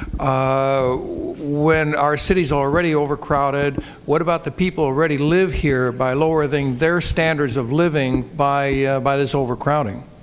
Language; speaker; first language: English; native; English